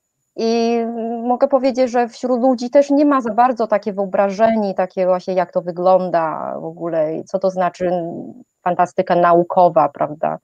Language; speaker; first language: Polish; non-native, fluent; Chinese